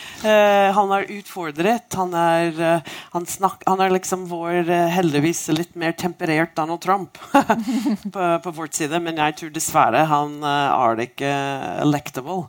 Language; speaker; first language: Norwegian; non-native, fluent; English